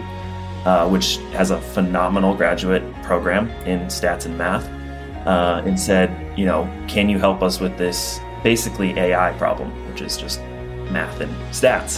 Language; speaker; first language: English; native; English